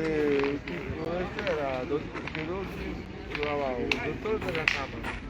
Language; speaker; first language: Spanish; non-native, local second language; Galician